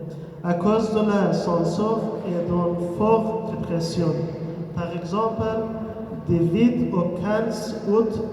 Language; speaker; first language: French; non-native, learner; Persian